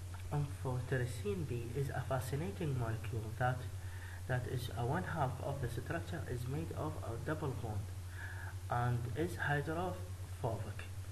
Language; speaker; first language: English; non-native, fluent; Arabic